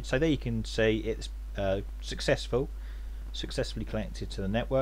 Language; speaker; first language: English; native; English